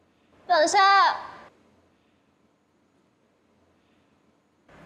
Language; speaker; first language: Chinese; non-native, learner; Thai